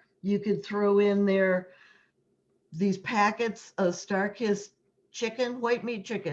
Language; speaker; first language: English; native; English